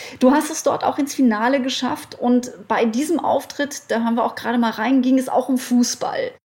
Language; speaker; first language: German; native; German